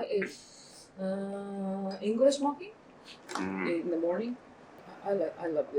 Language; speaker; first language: English; non-native, learner; Japanese